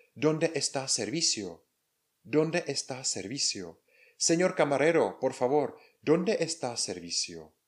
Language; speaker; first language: Spanish; non-native, fluent; Czech